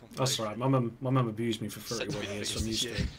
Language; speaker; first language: English; native; English